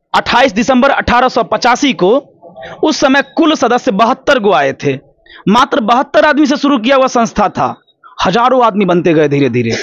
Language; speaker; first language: Hindi; native; Hindi